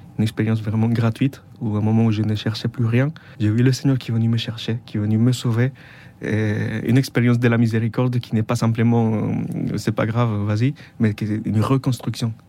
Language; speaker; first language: French; non-native, fluent; Spanish